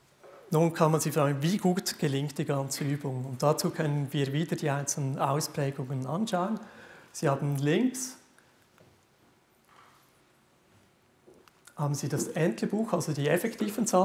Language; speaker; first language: German; native; German